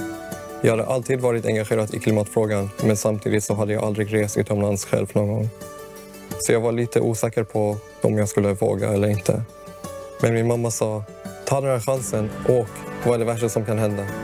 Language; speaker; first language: Swedish; early bilingual, other home language; Persian